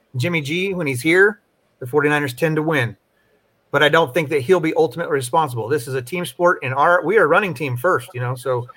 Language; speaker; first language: English; native; English